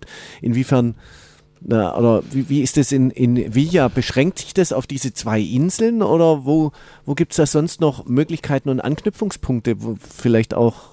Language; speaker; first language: German; native; German